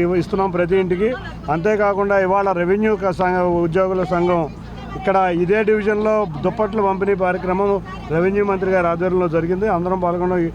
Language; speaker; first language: Telugu; native; Telugu